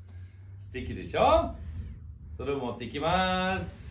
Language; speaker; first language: Japanese; non-native, fluent; German